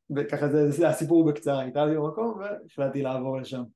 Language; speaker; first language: Hebrew; early bilingual, other home language; English